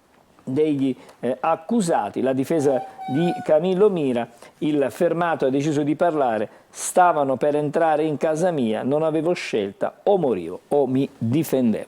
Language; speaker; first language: Italian; native; Italian